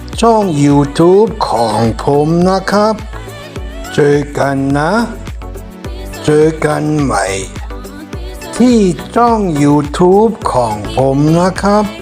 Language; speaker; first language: Thai; non-native, fluent; German